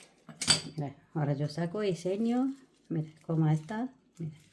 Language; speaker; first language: Spanish; non-native, learner; Malayalam